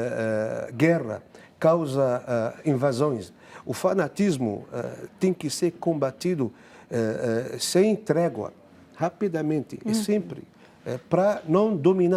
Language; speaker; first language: Portuguese; non-native, fluent; Arabic